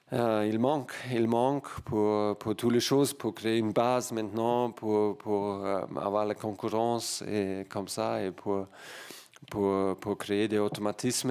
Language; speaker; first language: French; non-native, learner; German